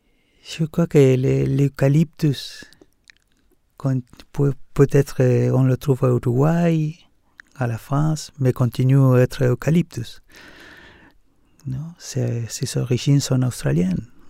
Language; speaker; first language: French; non-native, fluent; Spanish